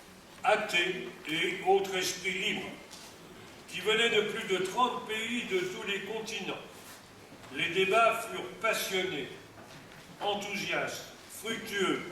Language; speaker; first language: French; native; French